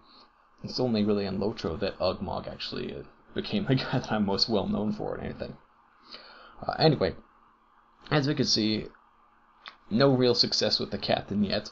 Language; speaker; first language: English; native; English